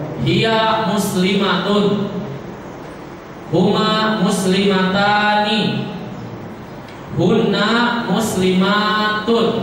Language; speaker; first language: Arabic; non-native, fluent; Indonesian